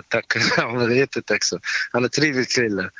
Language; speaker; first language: Swedish; non-native, learner; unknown